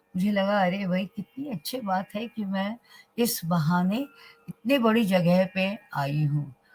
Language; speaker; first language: Hindi; non-native, local second language; Marathi